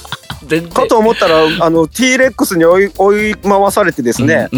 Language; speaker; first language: Japanese; native; Japanese